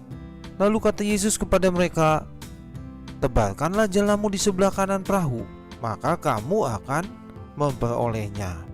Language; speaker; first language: Indonesian; native; Indonesian